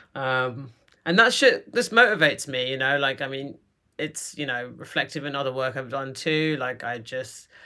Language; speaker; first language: English; native; English